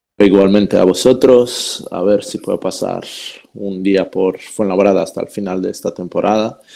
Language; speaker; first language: Spanish; non-native, fluent; Croatian